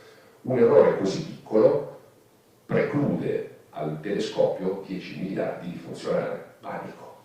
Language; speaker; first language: Italian; native; Italian